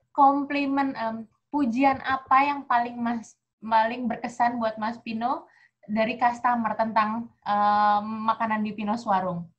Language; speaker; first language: Indonesian; native; Indonesian